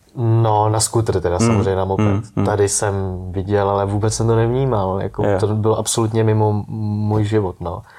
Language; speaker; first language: Czech; native; Czech